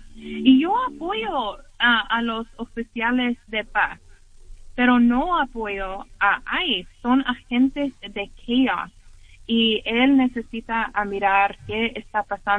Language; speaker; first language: Spanish; early bilingual, heritage; English